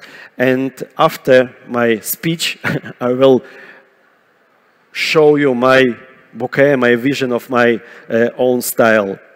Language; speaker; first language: English; non-native, fluent; Russian